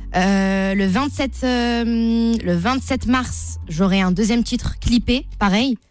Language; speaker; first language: French; native; French